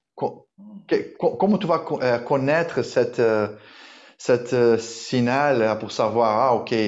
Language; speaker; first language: French; non-native, fluent; Portuguese